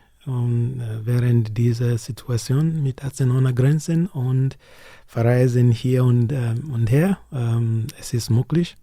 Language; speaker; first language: German; non-native, learner; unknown